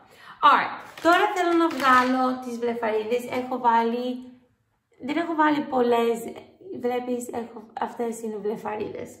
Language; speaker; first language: Greek; early bilingual, heritage; English